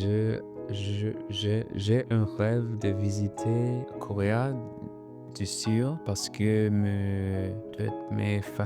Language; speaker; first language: French; non-native, learner; English